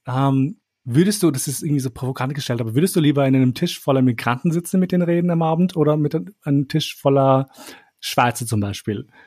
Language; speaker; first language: German; early bilingual, other home language; Albanian